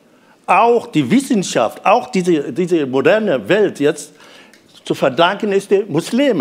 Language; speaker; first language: German; non-native, fluent; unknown